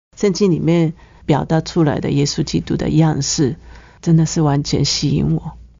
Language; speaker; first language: Chinese; non-native, fluent; Japanese